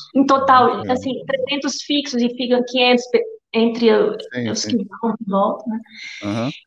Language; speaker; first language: Portuguese; native; Portuguese